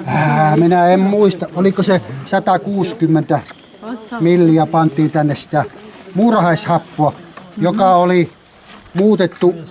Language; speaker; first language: Finnish; native; Finnish